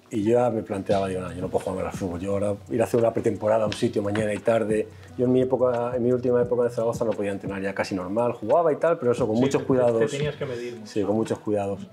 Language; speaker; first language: Spanish; early bilingual, other home language; Catalan